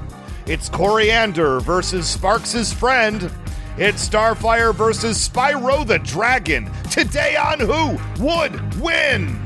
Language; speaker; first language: English; native; English